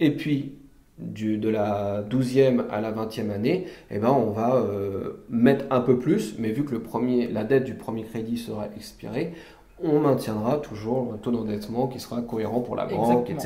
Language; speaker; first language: French; native; French